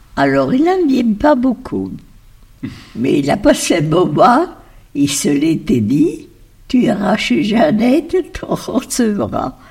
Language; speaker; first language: French; non-native, fluent; Spanish